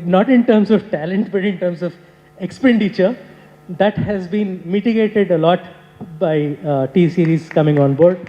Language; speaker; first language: English; non-native, local second language; Kannada